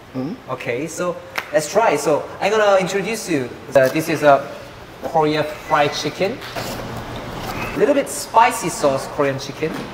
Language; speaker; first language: English; non-native, fluent; Korean